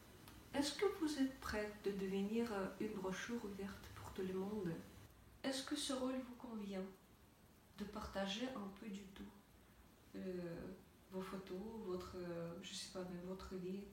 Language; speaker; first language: French; non-native, fluent; Russian